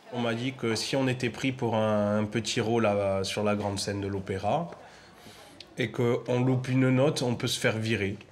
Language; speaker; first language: French; native; French